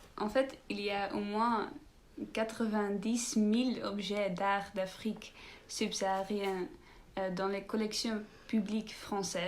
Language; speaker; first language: French; non-native, learner; Dutch